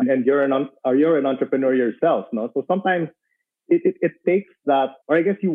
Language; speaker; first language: English; non-native, local second language; Filipino